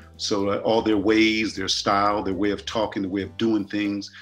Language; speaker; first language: English; native; English